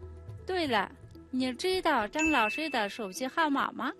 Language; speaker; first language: Chinese; non-native, fluent; Mongolian